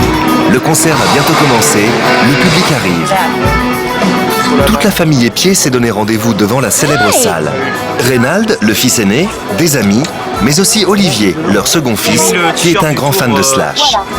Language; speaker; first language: French; native; French